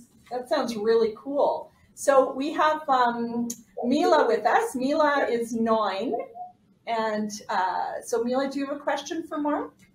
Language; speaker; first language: English; native; English